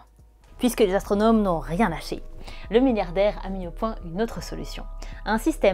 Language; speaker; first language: French; native; French